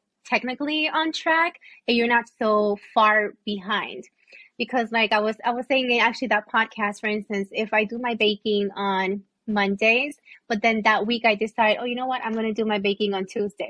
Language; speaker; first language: English; non-native, fluent; Spanish